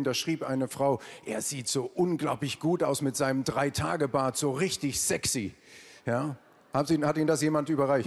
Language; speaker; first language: German; native; German